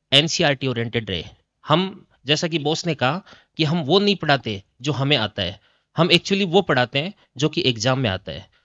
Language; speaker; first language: Hindi; native; Hindi